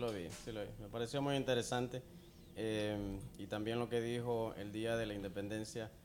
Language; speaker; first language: Spanish; native; Spanish